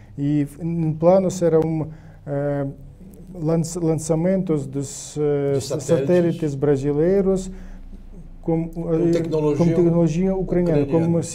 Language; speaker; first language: Portuguese; non-native, learner; Ukrainian